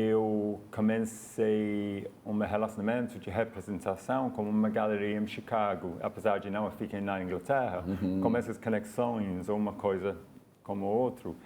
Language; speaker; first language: Portuguese; non-native, fluent; English